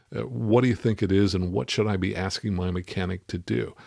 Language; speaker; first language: English; native; English